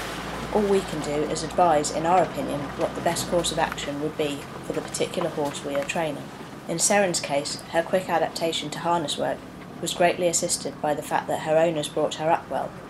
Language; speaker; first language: English; native; English